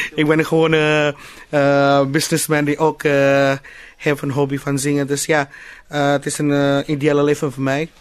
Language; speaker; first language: Dutch; non-native, learner; Indonesian